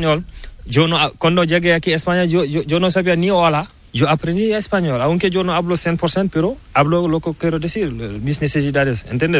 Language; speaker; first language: Spanish; non-native, learner; Fula